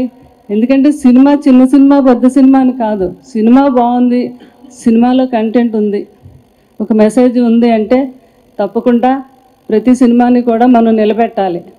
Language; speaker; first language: Telugu; native; Telugu